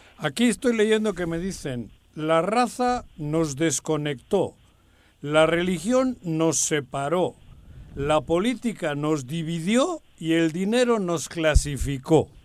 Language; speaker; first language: Spanish; native; Spanish